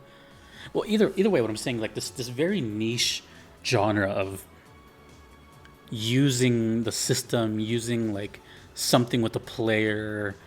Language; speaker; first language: English; native; English